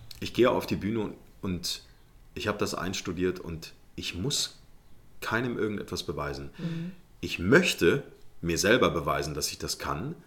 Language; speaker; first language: German; early bilingual, other home language; Arabic